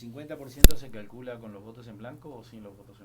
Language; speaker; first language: Spanish; native; Spanish